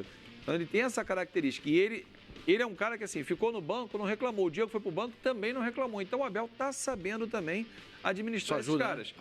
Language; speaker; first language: Portuguese; native; Portuguese